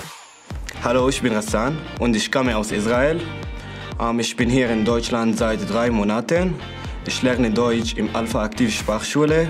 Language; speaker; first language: German; non-native, learner; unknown